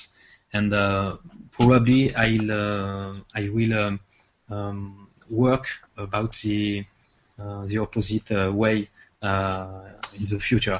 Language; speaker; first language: English; non-native, fluent; French